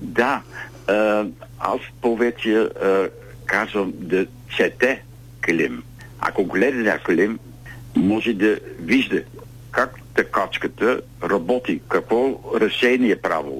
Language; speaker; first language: Bulgarian; non-native, learner; Dutch